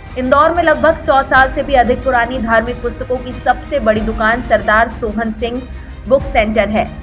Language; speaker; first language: Hindi; native; Hindi